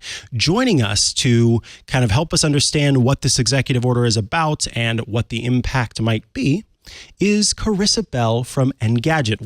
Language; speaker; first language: English; native; English